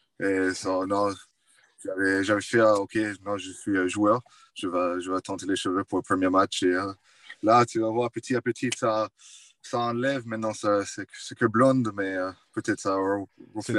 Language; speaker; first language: French; non-native, fluent; English